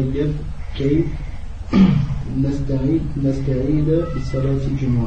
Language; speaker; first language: Arabic; non-native, learner; French